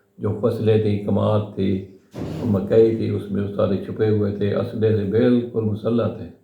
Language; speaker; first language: Urdu; non-native, local second language; Punjabi